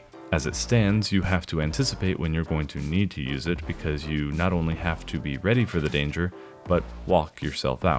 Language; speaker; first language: English; native; English